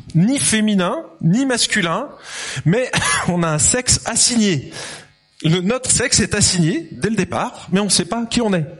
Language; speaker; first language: French; native; French